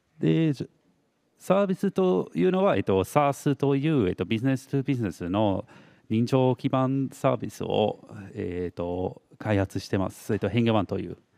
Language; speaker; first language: Japanese; non-native, fluent; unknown